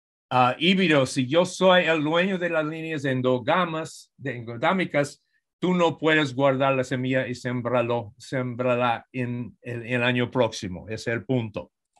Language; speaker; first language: Spanish; non-native, fluent; English